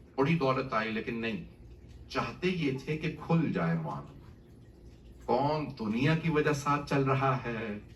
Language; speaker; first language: Urdu; native; Urdu